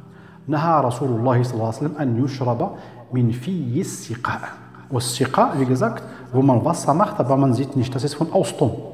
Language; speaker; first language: German; non-native, learner; Arabic